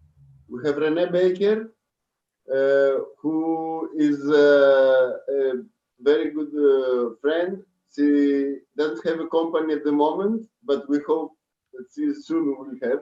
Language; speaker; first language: English; non-native, fluent; Greek